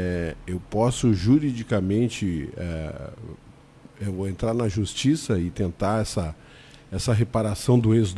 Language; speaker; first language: Portuguese; native; Portuguese